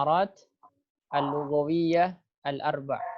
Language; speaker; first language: Arabic; non-native, fluent; Indonesian